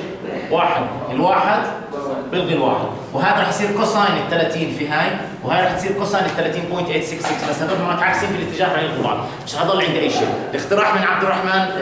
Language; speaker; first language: Arabic; native; Arabic